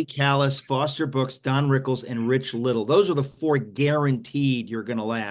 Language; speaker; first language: English; native; English